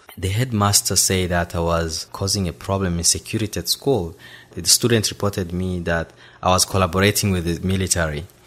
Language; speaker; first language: English; non-native, fluent; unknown